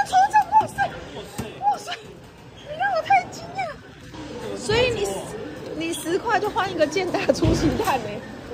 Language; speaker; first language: Chinese; native; Chinese